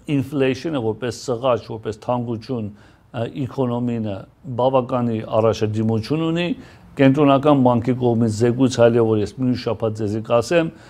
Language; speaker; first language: Armenian; early bilingual, heritage; Armenian